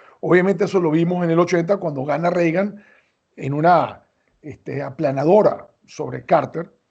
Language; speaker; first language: Spanish; native; Spanish